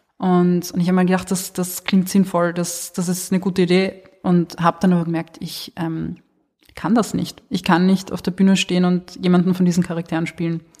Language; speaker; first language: German; early bilingual, other home language; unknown